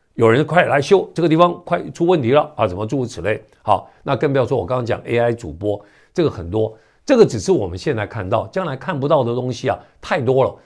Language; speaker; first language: Chinese; native; Chinese